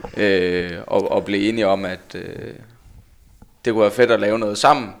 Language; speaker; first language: Danish; native; Danish